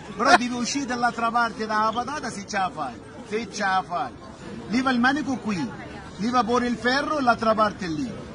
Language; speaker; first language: Italian; non-native, learner; Bambara